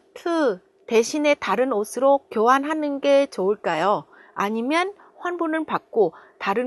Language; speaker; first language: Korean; non-native, fluent; Vietnamese